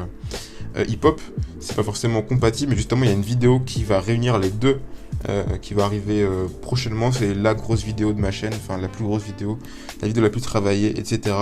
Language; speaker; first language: French; native; French